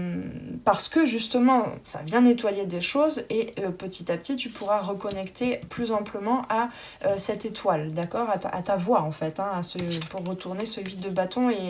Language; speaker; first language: French; native; French